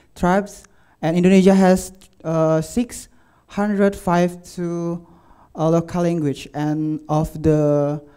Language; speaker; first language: English; non-native, learner; Indonesian